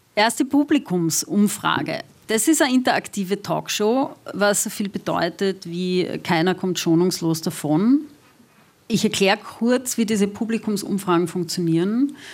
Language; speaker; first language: German; native; German